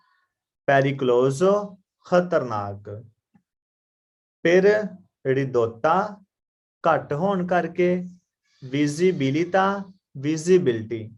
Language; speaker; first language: Italian; non-native, learner; Punjabi